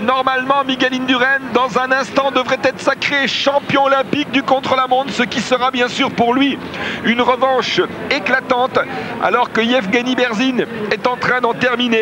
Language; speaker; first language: French; native; French